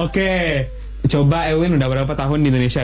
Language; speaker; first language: Indonesian; non-native, fluent; German